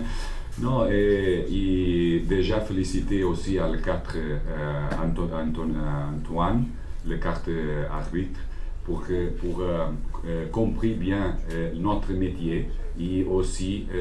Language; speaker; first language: French; non-native, learner; Portuguese